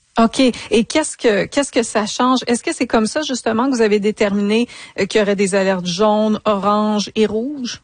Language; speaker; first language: French; native; French